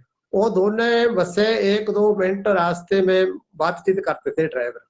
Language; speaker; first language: Hindi; non-native, local second language; Punjabi